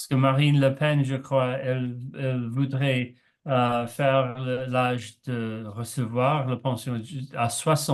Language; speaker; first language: French; non-native, learner; English